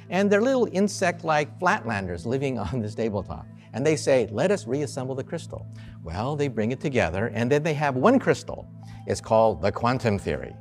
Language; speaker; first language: English; native; English